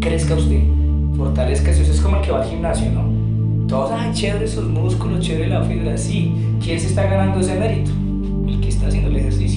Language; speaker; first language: Spanish; native; Spanish